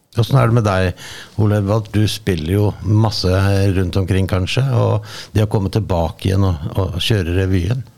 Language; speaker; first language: Norwegian; native; Norwegian